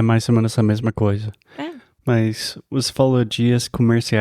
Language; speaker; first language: Portuguese; non-native, fluent; English